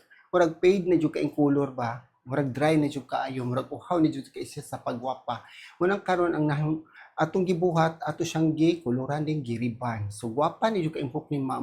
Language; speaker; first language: Cebuano; native; Cebuano